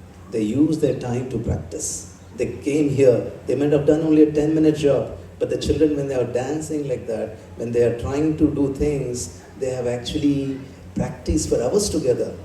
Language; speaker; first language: English; non-native, local second language; Telugu